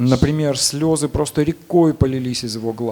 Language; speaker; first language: Russian; native; Russian